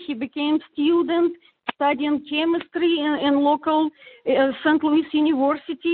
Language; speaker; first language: English; non-native, fluent; Russian